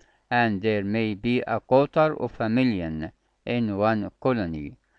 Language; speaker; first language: English; non-native, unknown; Arabic